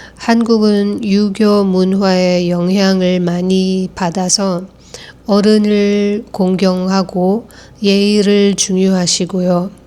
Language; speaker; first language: Korean; non-native, fluent; Filipino